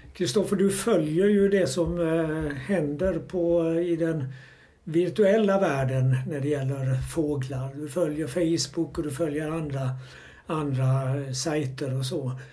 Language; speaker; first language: Swedish; native; Swedish